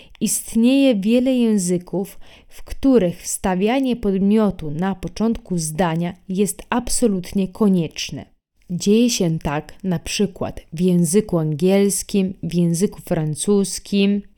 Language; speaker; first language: Polish; non-native, fluent; Italian